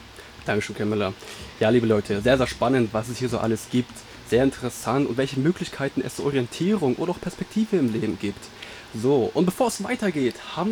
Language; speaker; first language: German; early bilingual, other home language; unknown